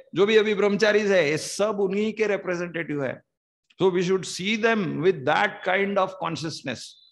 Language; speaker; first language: Hindi; non-native, local second language; Kannada